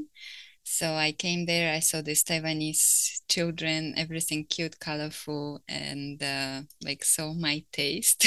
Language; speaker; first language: English; non-native, fluent; Ukrainian